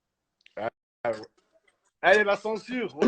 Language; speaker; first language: French; native; French